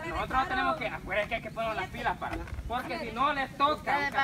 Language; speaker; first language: Spanish; native; Spanish